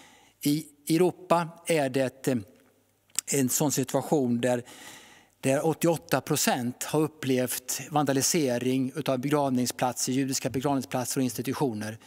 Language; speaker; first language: Swedish; native; Swedish